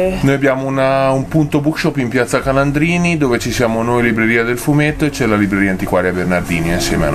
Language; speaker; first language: Italian; native; Italian